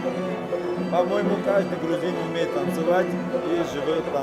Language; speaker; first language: Russian; non-native, fluent; Georgian